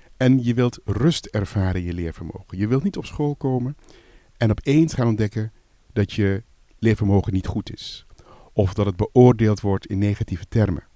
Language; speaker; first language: Dutch; native; Dutch